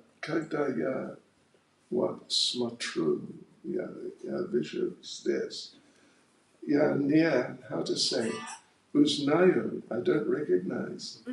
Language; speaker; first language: Russian; non-native, learner; English